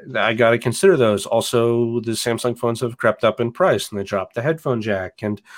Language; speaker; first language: English; native; English